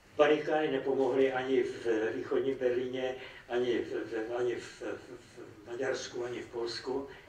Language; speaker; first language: Czech; native; Czech